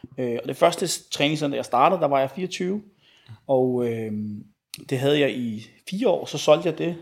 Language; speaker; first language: Danish; early bilingual, other home language; Arabic